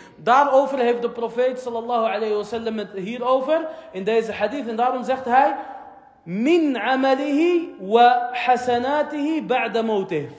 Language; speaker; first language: Dutch; early bilingual, other home language; Arabic